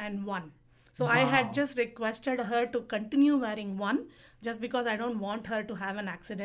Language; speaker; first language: English; non-native, local second language; Tamil